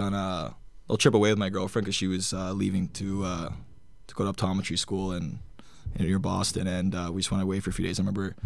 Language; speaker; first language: English; native; English